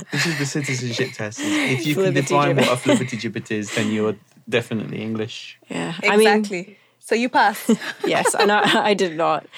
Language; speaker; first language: English; non-native, local second language; Swahili